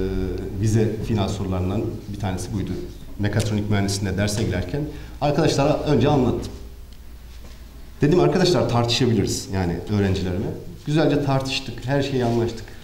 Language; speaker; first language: Turkish; native; Turkish